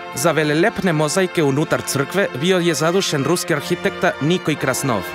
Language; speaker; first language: Croatian; non-native, fluent; Spanish